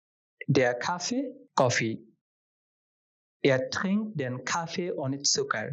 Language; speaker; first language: German; non-native, fluent; Bangla